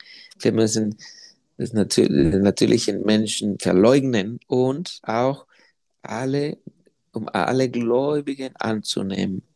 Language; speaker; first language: German; non-native, fluent; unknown